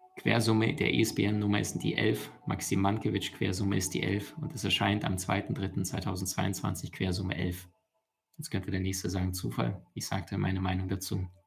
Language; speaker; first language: German; early bilingual, other home language; Russian